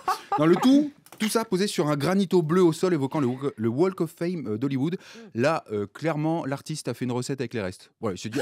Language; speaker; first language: French; native; French